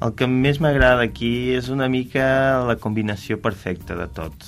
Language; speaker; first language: Catalan; non-native, fluent; Portuguese